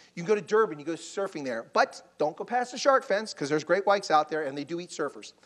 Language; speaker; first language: English; native; English